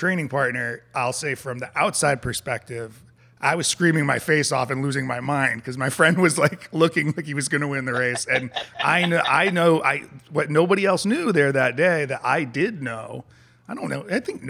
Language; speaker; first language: English; native; English